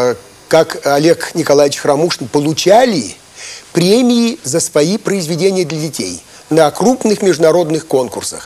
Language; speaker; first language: Russian; native; Russian